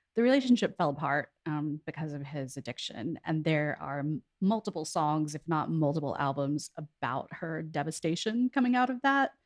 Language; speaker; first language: English; native; English